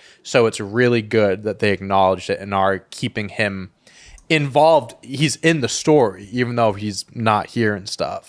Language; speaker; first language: English; native; English